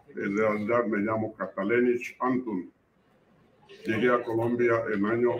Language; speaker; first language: Spanish; non-native, fluent; Croatian